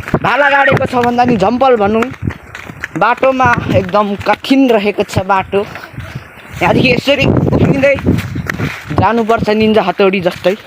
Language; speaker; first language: Nepali; non-native, local second language; Limbu